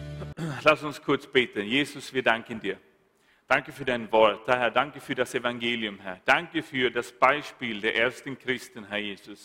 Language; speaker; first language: German; non-native, fluent; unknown